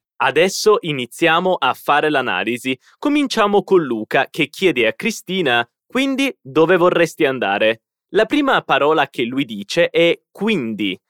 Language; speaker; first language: Italian; native; Italian